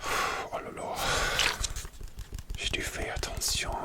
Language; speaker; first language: French; non-native, learner; English